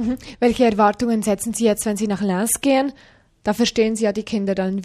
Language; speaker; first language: German; native; German